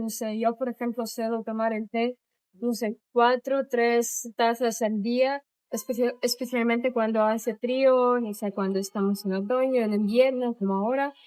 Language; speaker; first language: Spanish; non-native, fluent; Russian